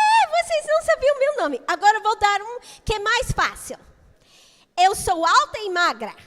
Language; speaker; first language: Portuguese; non-native, fluent; English